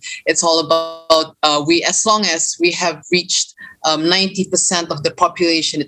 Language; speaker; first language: English; non-native, local second language; Malay